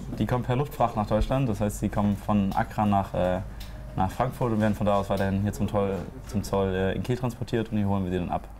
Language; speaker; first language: German; native; German